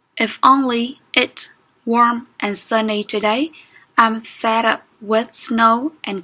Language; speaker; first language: English; non-native, fluent; Vietnamese